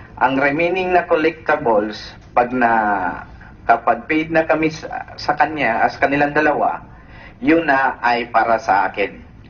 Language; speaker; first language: Filipino; non-native, local second language; Cebuano